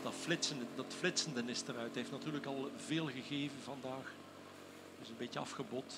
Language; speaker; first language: Dutch; native; Dutch